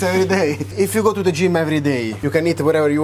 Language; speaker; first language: English; non-native, fluent; Italian